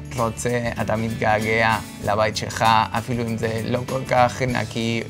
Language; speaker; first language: Hebrew; non-native, fluent; Spanish